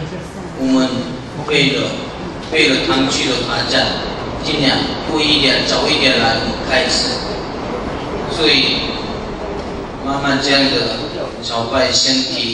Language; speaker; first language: Chinese; non-native, learner; Korean